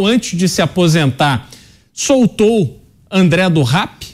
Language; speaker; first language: Portuguese; native; Portuguese